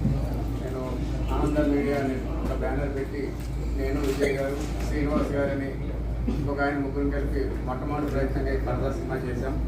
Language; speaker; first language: Telugu; native; Telugu